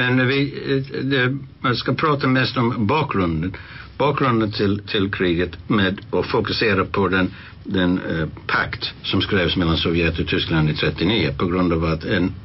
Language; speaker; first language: Swedish; non-native, fluent; English